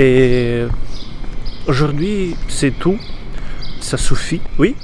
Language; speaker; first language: French; non-native, learner; Russian